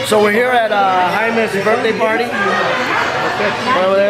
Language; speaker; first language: English; early bilingual, other home language; Spanish